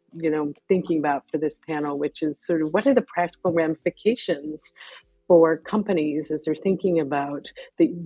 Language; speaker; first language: English; native; English